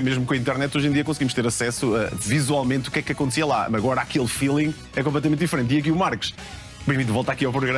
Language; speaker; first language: Portuguese; native; Portuguese